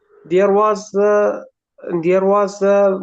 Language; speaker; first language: English; non-native, learner; Persian